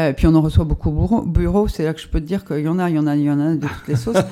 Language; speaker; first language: French; native; French